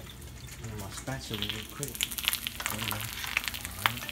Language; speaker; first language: English; native; English